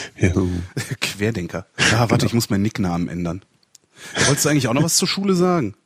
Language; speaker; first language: German; native; German